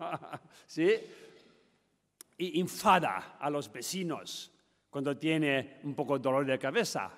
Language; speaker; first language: Spanish; non-native, learner; Tibetan